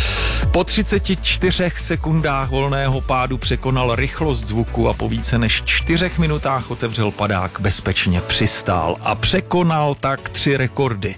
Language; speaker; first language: Czech; native; Czech